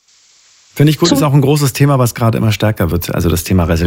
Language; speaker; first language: German; native; German